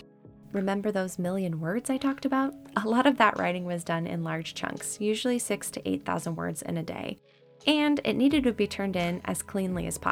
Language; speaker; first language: English; native; English